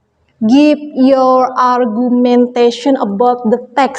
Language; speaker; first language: English; non-native, learner; Indonesian